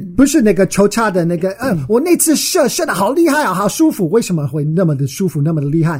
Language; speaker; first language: Chinese; non-native, learner; English